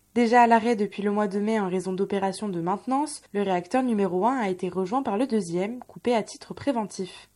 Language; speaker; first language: French; native; French